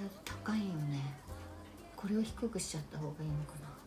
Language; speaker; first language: Japanese; native; Japanese